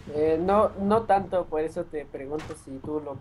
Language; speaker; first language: Spanish; native; Spanish